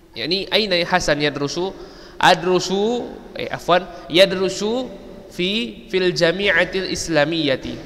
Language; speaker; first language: Arabic; non-native, fluent; Indonesian